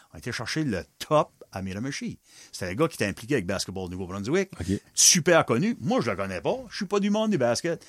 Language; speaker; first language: French; non-native, local second language; English